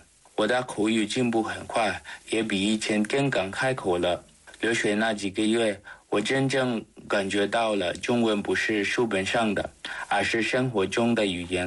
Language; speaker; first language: Chinese; non-native, fluent; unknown